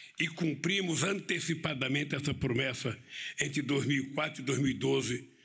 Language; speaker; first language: Portuguese; native; Portuguese